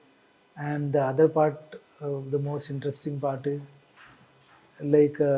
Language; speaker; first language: Telugu; non-native, learner; Malayalam